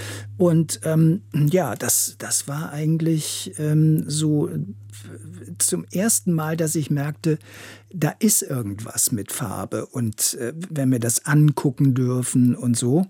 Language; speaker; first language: German; native; German